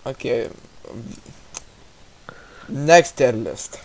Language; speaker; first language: English; non-native, learner; Russian